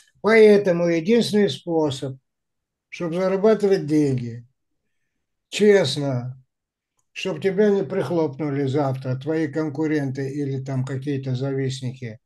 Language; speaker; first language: Russian; native; Russian